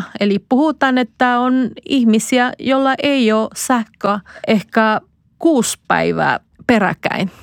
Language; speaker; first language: Finnish; non-native, fluent; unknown